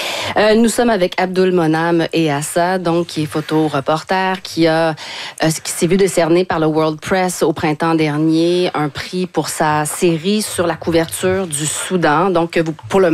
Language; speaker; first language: French; native; French